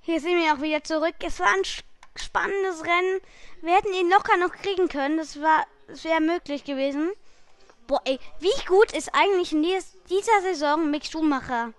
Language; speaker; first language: German; native; German